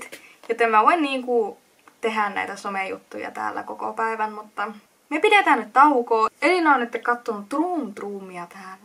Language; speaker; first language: Finnish; native; Finnish